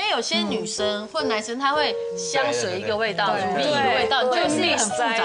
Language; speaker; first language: Chinese; native; Chinese